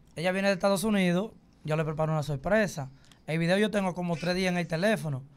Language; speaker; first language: Spanish; native; Spanish